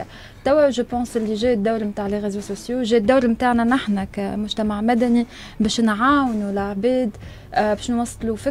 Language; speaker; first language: Arabic; native; Arabic